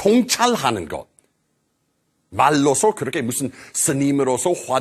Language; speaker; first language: Korean; non-native, fluent; English